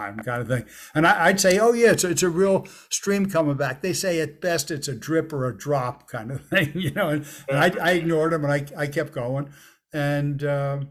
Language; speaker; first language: English; native; English